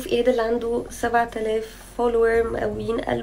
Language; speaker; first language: Arabic; native; Arabic